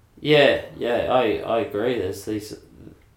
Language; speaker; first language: English; native; English